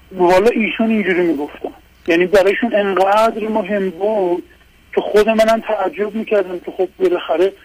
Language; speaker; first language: Persian; non-native, local second language; Azerbaijani